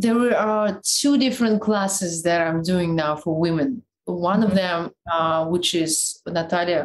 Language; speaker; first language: English; non-native, fluent; Russian